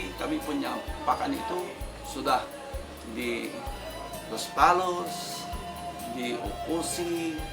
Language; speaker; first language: Indonesian; non-native, fluent; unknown